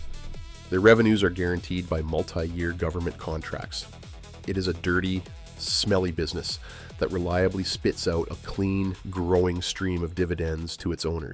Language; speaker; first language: English; native; English